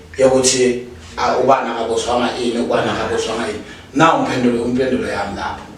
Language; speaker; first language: Zulu; native; Zulu